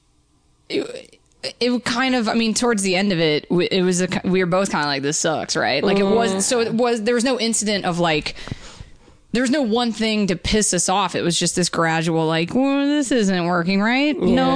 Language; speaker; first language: English; native; English